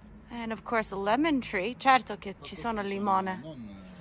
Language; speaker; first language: Italian; non-native, learner; English